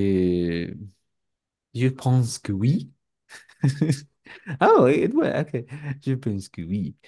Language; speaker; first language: French; non-native, learner; Spanish